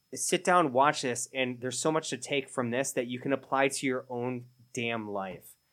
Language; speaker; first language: English; native; English